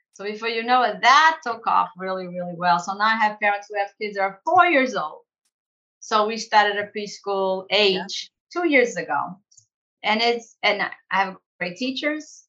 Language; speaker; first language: English; early bilingual, other home language; Portuguese